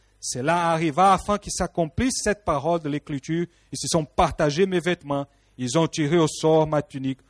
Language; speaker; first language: French; non-native, fluent; Portuguese